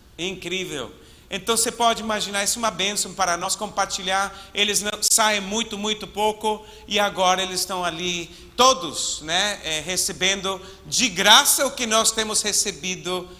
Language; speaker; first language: Portuguese; non-native, fluent; English